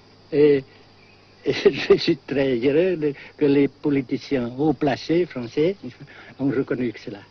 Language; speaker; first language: French; non-native, local second language; Vietnamese